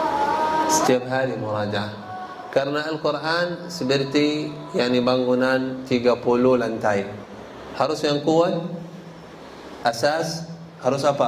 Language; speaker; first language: Indonesian; non-native, learner; Arabic